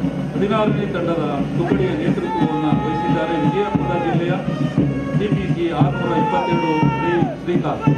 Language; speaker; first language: Kannada; native; Kannada